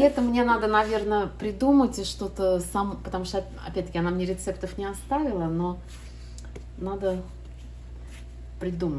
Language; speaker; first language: Russian; native; Russian